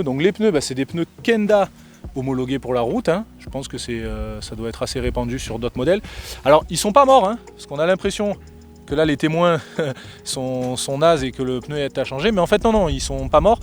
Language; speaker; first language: French; native; French